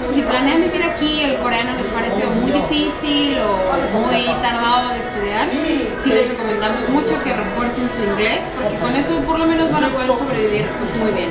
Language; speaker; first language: Spanish; native; Spanish